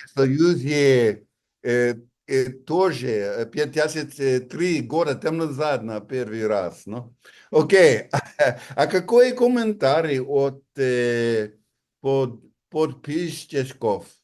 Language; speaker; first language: Russian; non-native, learner; English